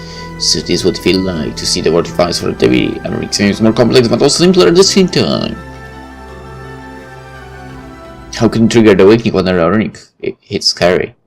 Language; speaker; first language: English; non-native, fluent; Polish